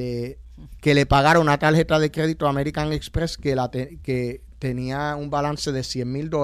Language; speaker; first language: Spanish; native; Spanish